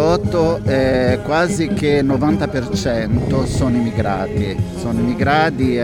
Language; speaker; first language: Italian; non-native, fluent; Portuguese